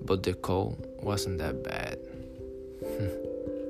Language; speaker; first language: English; non-native, fluent; Spanish